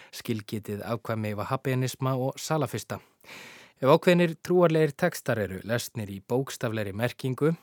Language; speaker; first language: Icelandic; native; Icelandic